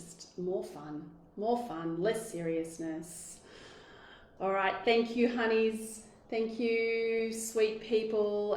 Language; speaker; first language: English; native; English